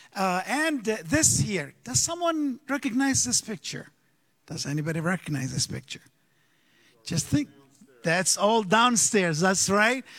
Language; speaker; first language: English; early bilingual, other home language; Arabic